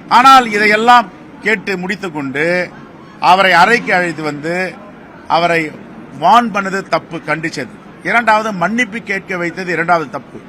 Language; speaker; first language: Tamil; native; Tamil